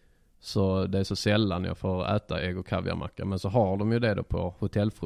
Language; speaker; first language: Swedish; native; Swedish